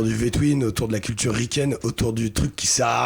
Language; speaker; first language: French; native; French